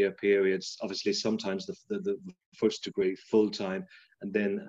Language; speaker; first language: English; native; English